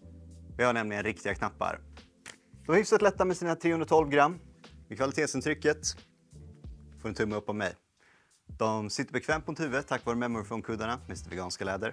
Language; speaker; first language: Swedish; native; Swedish